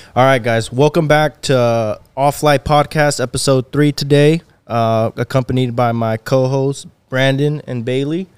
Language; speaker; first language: English; native; English